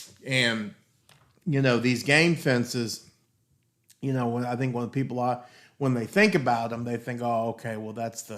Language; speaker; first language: English; native; English